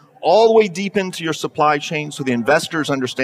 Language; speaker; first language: English; native; English